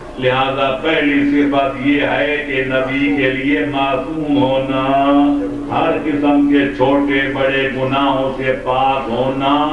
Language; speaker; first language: Urdu; non-native, local second language; Punjabi